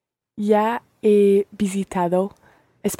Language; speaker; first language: Spanish; non-native, learner; English